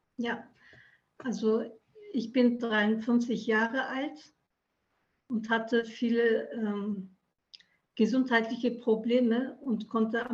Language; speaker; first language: German; early bilingual, other home language; Turkish